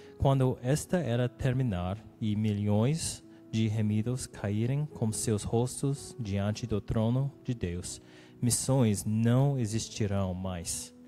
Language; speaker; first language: Portuguese; non-native, learner; English